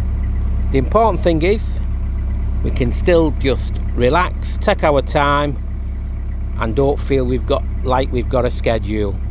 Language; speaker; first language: English; native; English